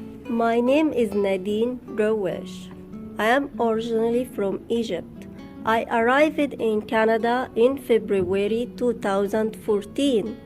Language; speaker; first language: English; non-native, learner; Arabic